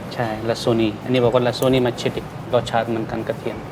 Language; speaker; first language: Thai; non-native, learner; Hindi